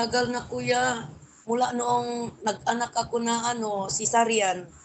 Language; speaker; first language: Filipino; non-native, local second language; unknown